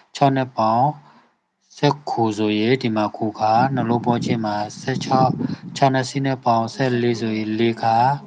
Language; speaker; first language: Burmese; native; Burmese